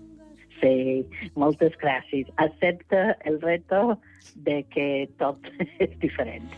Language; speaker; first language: Catalan; non-native, fluent; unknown